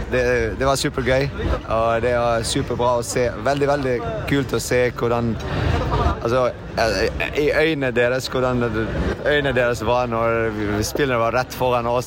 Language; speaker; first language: Norwegian; non-native, fluent; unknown